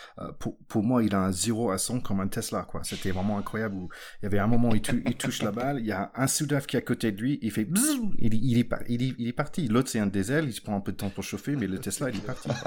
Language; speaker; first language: French; non-native, fluent; English